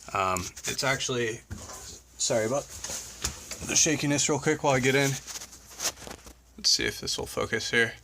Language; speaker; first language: English; native; English